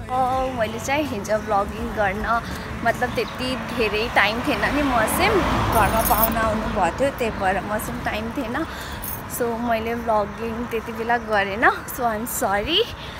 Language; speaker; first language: Nepali; early bilingual, heritage; Hindi